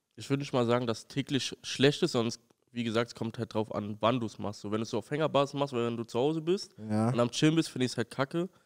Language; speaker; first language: German; native; German